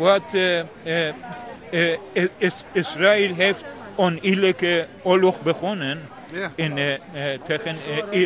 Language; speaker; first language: Dutch; non-native, learner; Persian